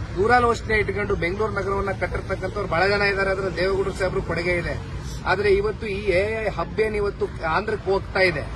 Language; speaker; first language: Kannada; native; Kannada